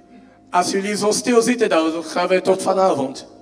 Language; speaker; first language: Dutch; non-native, fluent; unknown